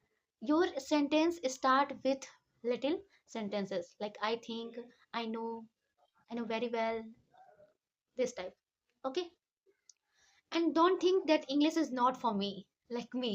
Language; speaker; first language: English; non-native, learner; Hindi